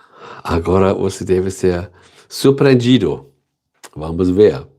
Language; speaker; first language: Portuguese; non-native, learner; German